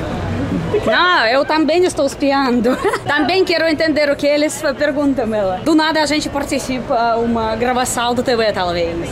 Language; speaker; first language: Portuguese; non-native, fluent; Russian